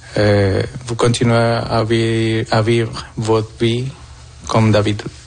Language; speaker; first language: French; non-native, fluent; Spanish